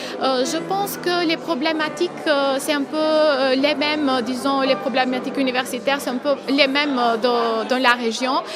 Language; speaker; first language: French; non-native, fluent; Albanian